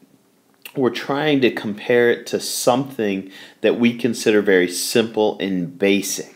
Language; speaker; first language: English; native; English